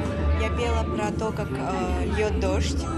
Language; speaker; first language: Russian; non-native, local second language; Kyrgyz